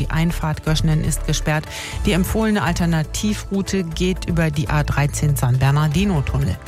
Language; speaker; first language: German; native; German